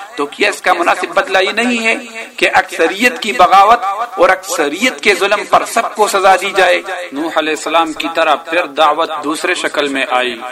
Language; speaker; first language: Urdu; non-native, local second language; Pashto